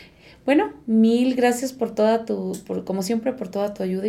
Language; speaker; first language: Spanish; native; Spanish